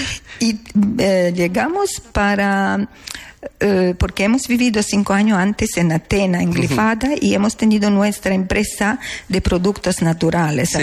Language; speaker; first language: Spanish; non-native, learner; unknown